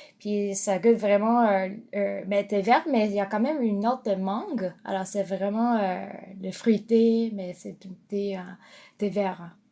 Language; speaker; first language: French; non-native, fluent; Japanese